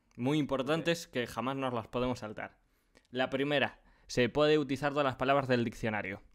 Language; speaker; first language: Spanish; native; Spanish